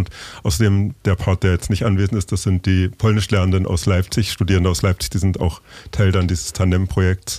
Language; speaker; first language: German; native; German